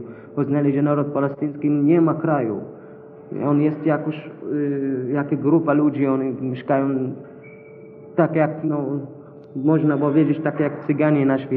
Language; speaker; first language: Polish; non-native, learner; Arabic